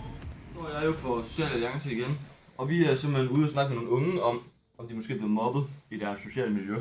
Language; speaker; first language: Danish; native; Danish